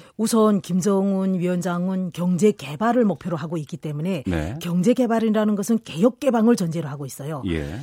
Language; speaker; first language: Korean; native; Korean